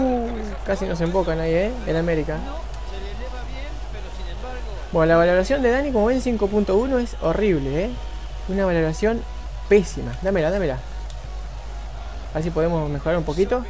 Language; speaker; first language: Spanish; native; Spanish